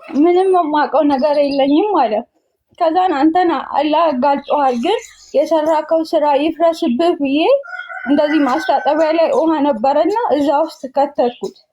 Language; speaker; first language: Amharic; native; Amharic